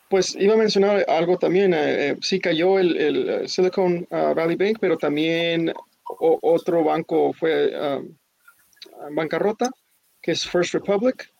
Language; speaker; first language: Spanish; early bilingual, heritage; English